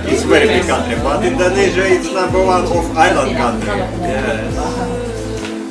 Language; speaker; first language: English; non-native, learner; Russian